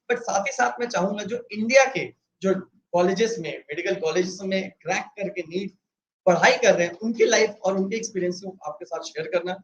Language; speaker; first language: Hindi; native; Hindi